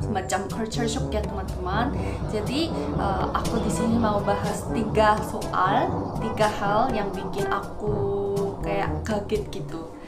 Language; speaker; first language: Indonesian; non-native, fluent; Korean